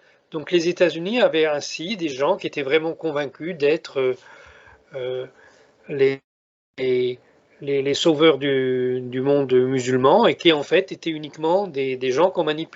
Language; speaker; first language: French; native; French